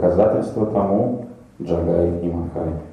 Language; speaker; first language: Russian; native; Russian